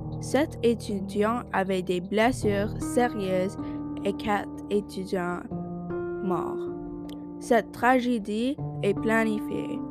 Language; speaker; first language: French; non-native, learner; English